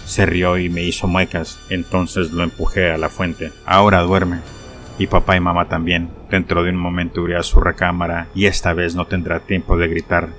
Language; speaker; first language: Spanish; native; Spanish